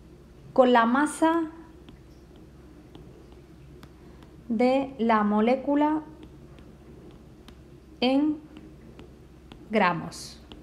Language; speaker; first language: Spanish; native; Spanish